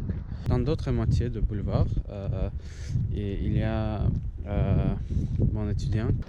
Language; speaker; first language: French; non-native, learner; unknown